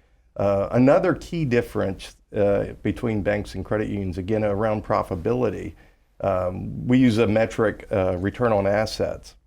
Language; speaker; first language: English; native; English